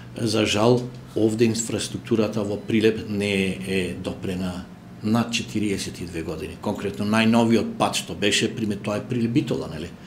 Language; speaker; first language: Macedonian; native; Macedonian